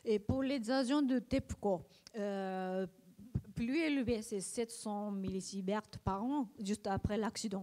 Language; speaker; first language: French; non-native, learner; Japanese